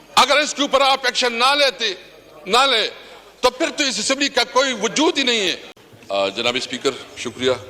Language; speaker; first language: Urdu; non-native, local second language; Pashto